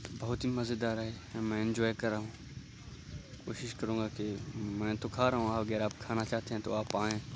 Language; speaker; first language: Urdu; non-native, local second language; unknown